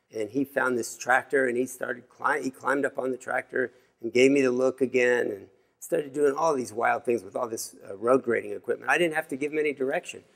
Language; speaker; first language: English; native; English